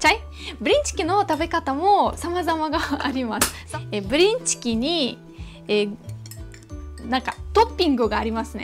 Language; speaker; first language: Japanese; non-native, fluent; Russian